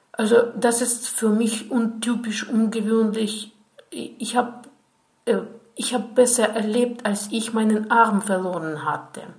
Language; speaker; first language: German; non-native, fluent; Russian